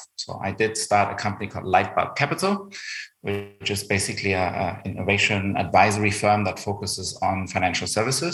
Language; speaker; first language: English; non-native, fluent; German